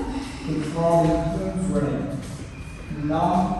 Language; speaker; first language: Vietnamese; non-native, learner; Hindi